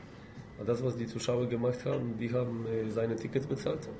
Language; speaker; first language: German; non-native, fluent; Polish